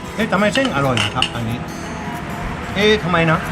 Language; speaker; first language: Thai; non-native, fluent; Japanese